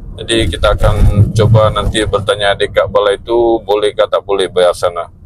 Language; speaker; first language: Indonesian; native; Indonesian